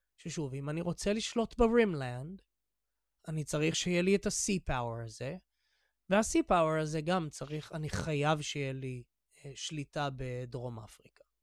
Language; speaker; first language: Hebrew; native; Hebrew